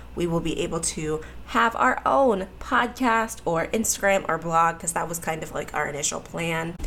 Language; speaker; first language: English; native; English